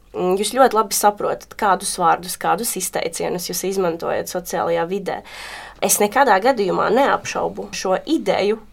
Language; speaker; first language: Latvian; non-native, local second language; Russian